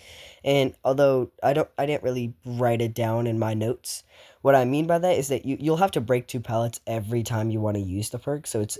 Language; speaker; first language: English; native; English